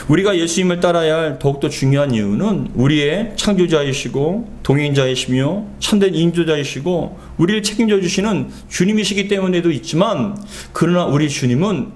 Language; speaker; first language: Korean; native; Korean